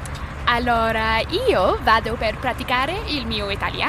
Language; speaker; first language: Italian; non-native, learner; English